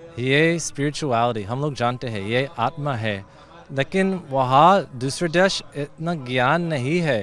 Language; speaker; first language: Hindi; non-native, learner; English